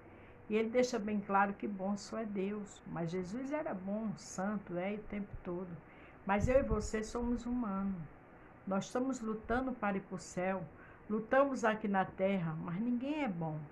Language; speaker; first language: Portuguese; native; Portuguese